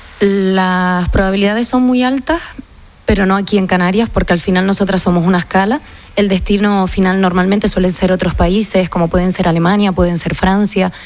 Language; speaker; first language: Spanish; native; Spanish